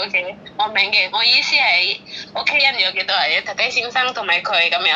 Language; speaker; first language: Cantonese; non-native, learner; Indonesian